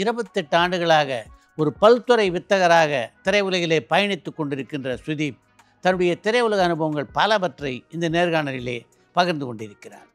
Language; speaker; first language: Tamil; native; Tamil